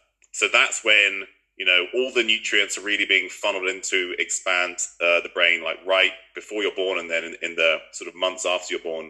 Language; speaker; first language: English; native; English